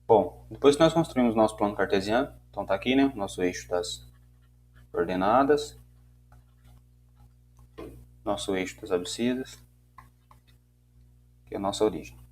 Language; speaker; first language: Portuguese; native; Portuguese